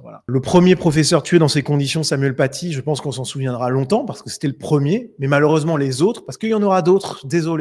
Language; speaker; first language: French; native; French